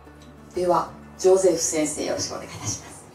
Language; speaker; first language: Japanese; native; Japanese